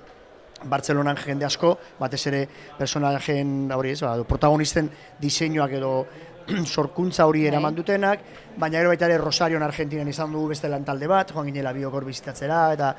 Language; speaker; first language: Basque; native; Basque